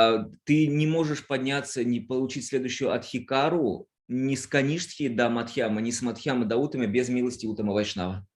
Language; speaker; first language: Russian; native; Russian